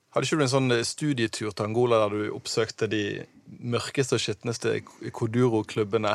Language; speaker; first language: Norwegian; native; Norwegian